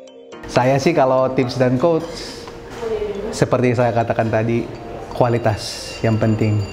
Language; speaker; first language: Indonesian; non-native, fluent; Filipino